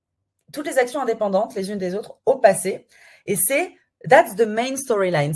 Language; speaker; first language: French; native; French